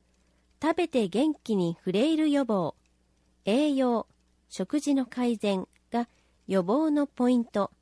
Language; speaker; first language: Japanese; native; Japanese